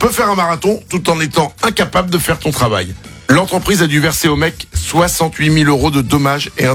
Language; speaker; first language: French; native; French